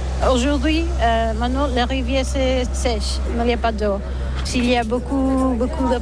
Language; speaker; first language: French; non-native, learner; Catalan